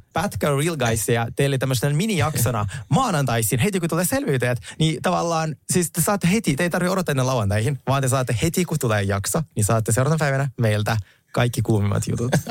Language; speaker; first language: Finnish; non-native, fluent; Russian